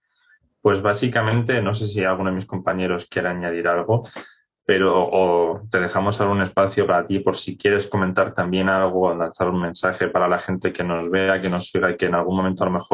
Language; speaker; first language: Spanish; native; Spanish